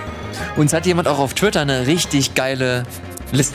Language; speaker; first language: German; native; German